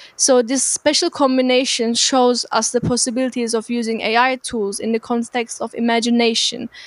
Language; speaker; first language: English; non-native, fluent; Turkish